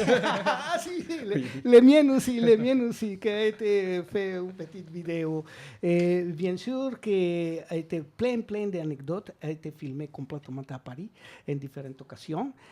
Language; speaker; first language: French; non-native, learner; Spanish